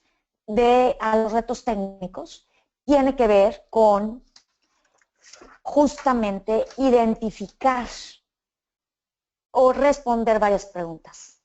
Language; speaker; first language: Spanish; native; Spanish